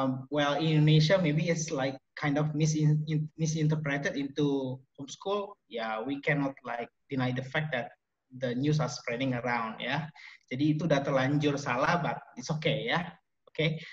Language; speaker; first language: English; non-native, fluent; Indonesian